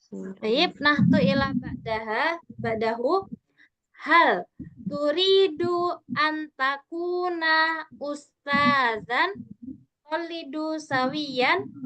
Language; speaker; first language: Arabic; non-native, fluent; Indonesian